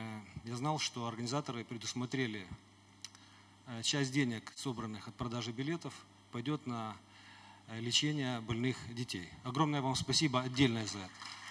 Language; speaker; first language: Russian; native; Russian